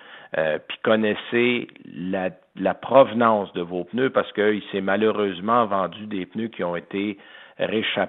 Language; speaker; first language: French; native; French